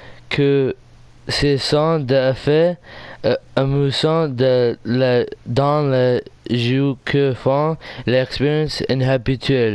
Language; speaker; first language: French; non-native, learner; English